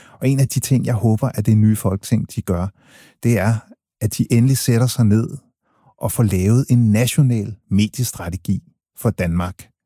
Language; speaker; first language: Danish; early bilingual, other home language; English